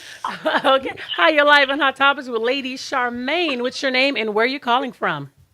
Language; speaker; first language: English; native; English